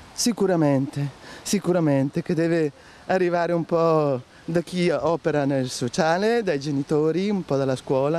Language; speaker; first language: Italian; native; Italian